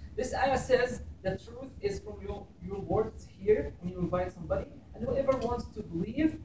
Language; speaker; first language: English; non-native, fluent; Arabic